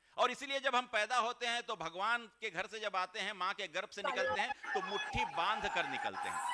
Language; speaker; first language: Hindi; native; Hindi